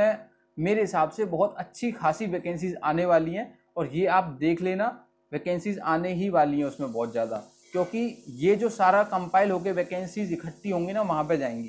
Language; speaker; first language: Hindi; native; Hindi